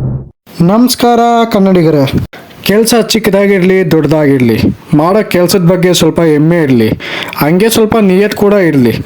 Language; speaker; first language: Kannada; native; Kannada